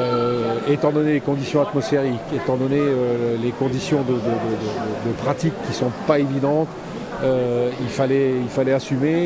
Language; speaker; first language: French; native; French